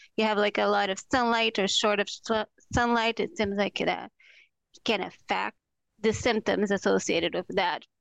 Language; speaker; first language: English; non-native, fluent; Portuguese